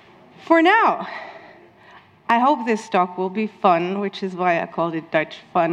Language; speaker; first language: English; non-native, fluent; Dutch